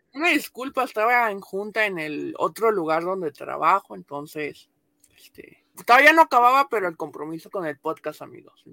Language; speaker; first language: Spanish; native; Spanish